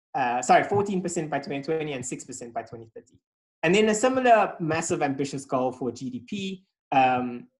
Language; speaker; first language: English; native; English